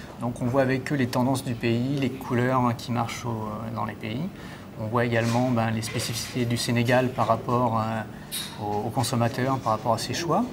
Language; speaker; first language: French; native; French